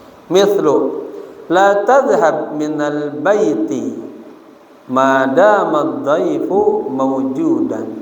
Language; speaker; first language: Arabic; non-native, fluent; Indonesian